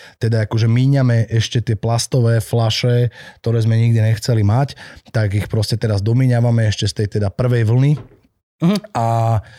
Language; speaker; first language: Slovak; native; Slovak